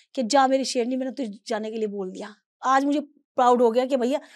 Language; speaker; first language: Hindi; native; Hindi